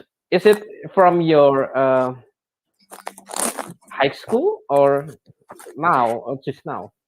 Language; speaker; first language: English; non-native, learner; Indonesian